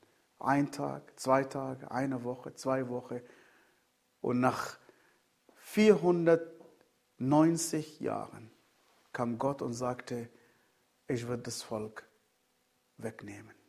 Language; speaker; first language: German; non-native, fluent; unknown